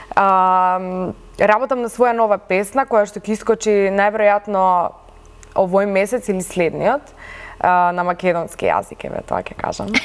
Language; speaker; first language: Macedonian; native; Macedonian